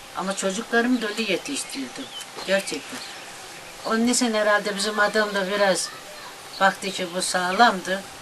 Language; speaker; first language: Turkish; native; Turkish